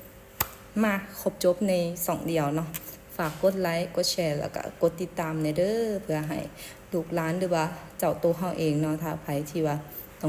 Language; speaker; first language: Thai; non-native, local second language; Lao